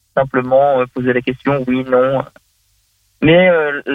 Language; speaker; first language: French; native; French